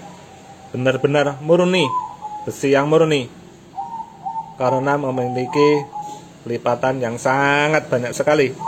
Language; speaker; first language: Indonesian; non-native, local second language; Javanese